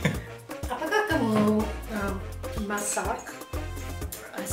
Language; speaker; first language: Indonesian; non-native, learner; English